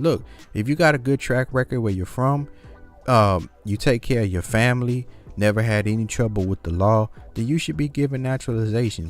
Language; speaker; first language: English; native; English